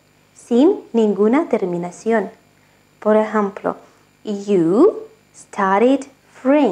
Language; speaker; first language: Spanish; non-native, fluent; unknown